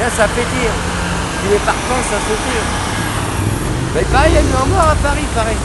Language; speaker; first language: French; native; French